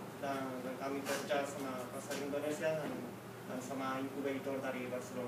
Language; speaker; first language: Indonesian; non-native, fluent; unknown